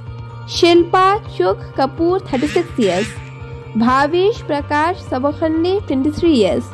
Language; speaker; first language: English; non-native, local second language; Hindi